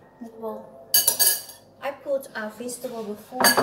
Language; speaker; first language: English; non-native, learner; Indonesian